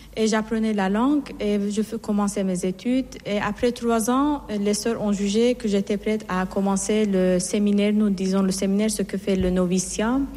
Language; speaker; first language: French; non-native, fluent; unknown